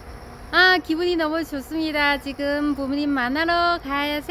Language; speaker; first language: Korean; non-native, learner; Vietnamese